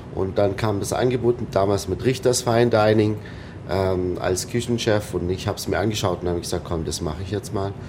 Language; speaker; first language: German; non-native, fluent; Arabic